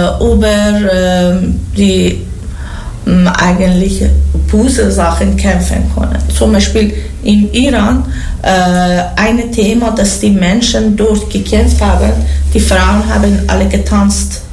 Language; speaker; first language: German; non-native, learner; Persian